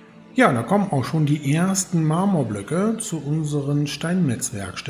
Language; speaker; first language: German; native; German